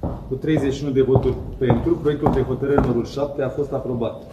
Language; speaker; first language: Romanian; native; Romanian